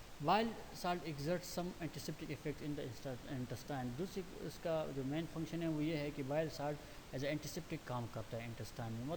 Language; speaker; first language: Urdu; non-native, local second language; Pashto